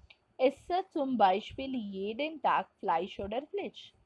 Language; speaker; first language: German; non-native, fluent; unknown